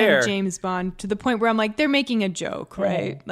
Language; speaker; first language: English; native; English